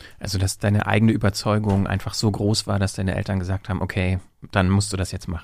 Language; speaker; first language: German; native; German